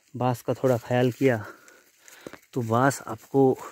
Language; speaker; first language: Hindi; non-native, local second language; Marathi